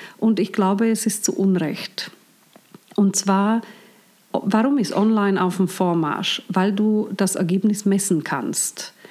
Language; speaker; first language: German; non-native, fluent; Slovak